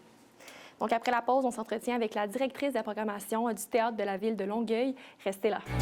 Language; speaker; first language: French; native; French